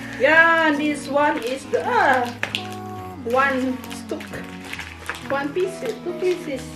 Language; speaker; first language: English; non-native, learner; Filipino